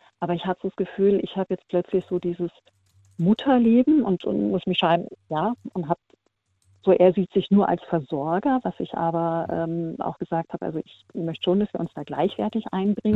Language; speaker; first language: German; native; German